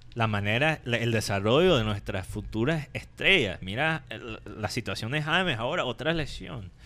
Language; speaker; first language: Spanish; non-native, fluent; English